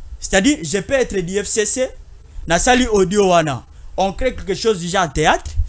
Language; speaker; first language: French; non-native, local second language; Lingala